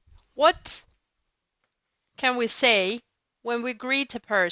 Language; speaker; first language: English; non-native, fluent; Russian